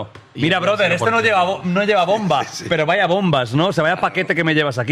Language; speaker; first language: Spanish; native; Spanish